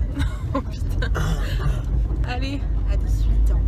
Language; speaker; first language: French; native; French